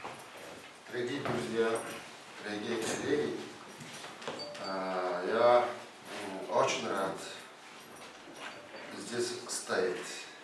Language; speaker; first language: Russian; non-native, learner; Mongolian